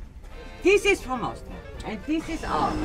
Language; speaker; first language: English; non-native, learner; German